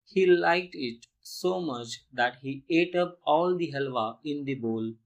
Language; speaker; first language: English; non-native, local second language; Marathi